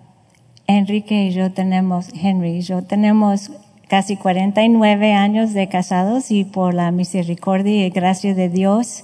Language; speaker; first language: Spanish; non-native, fluent; English